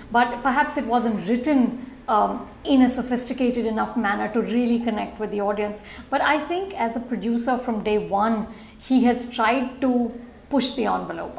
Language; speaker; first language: English; non-native, local second language; Hindi